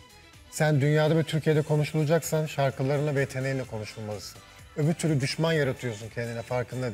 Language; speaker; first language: Turkish; native; Turkish